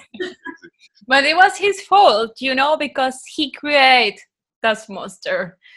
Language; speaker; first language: English; non-native, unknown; Spanish